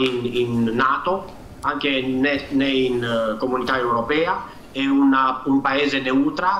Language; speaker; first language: Italian; non-native, fluent; Romanian